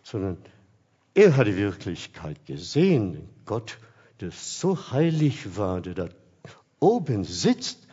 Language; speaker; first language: German; non-native, fluent; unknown